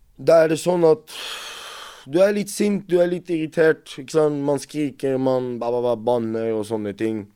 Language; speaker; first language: Norwegian; non-native, fluent; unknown